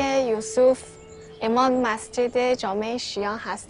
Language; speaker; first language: Persian; non-native, fluent; Chinese